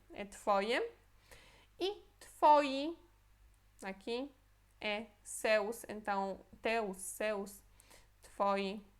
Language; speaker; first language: Portuguese; non-native, fluent; Polish